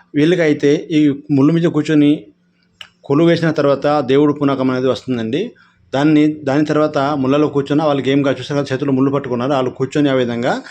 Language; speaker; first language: Telugu; non-native, local second language; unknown